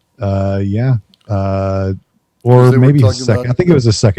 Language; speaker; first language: English; native; English